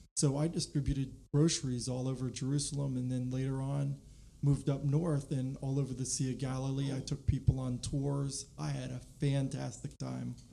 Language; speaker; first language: English; native; English